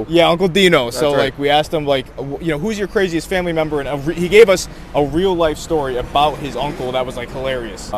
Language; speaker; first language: English; native; English